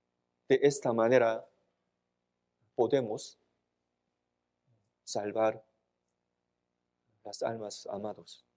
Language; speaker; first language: Spanish; non-native, fluent; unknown